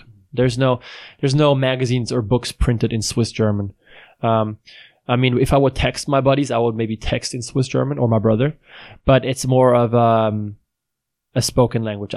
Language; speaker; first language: English; non-native, fluent; Swiss German